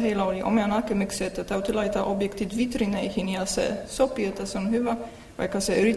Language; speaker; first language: Finnish; non-native, fluent; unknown